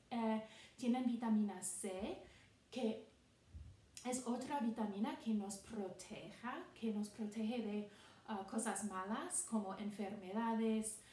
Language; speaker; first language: Spanish; non-native, fluent; English